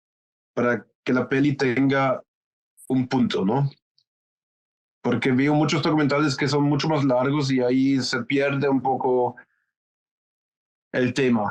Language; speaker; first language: Spanish; non-native, fluent; German